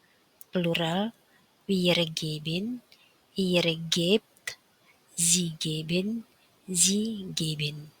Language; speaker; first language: German; non-native, fluent; Indonesian